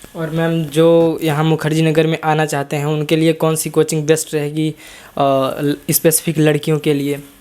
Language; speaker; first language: Hindi; native; Hindi